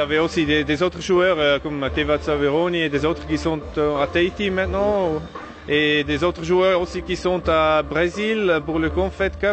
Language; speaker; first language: French; non-native, learner; German